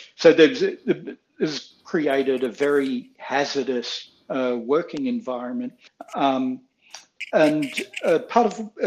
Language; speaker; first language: English; native; English